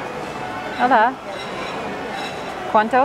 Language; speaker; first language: Spanish; non-native, learner; English